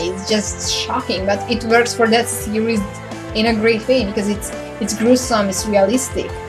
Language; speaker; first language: English; non-native, fluent; Hungarian